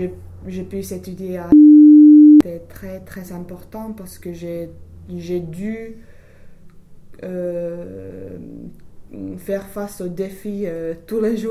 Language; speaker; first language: French; non-native, fluent; English